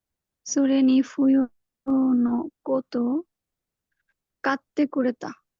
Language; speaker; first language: Japanese; non-native, learner; Bangla